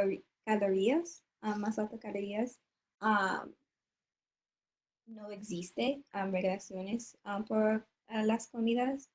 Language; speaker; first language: Spanish; non-native, learner; English